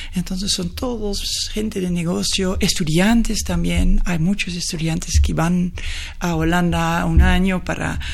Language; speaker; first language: Spanish; non-native, fluent; Dutch